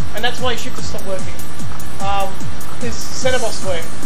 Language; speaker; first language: English; native; English